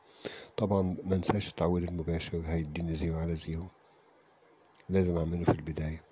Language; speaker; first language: Arabic; native; Arabic